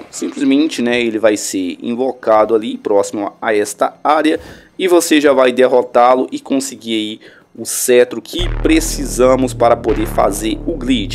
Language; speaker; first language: Portuguese; native; Portuguese